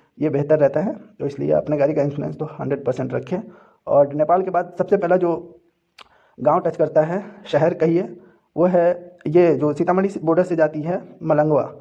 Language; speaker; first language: Hindi; native; Hindi